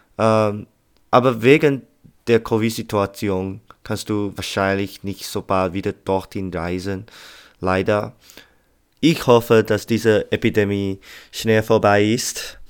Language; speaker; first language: German; non-native, learner; Chinese